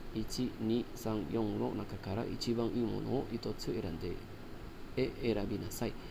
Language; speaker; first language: Japanese; non-native, learner; Indonesian